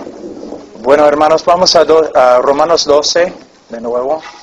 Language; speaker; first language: Spanish; non-native, fluent; English